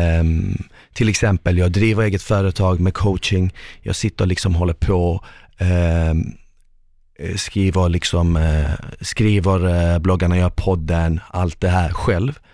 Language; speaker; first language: Swedish; early bilingual, other home language; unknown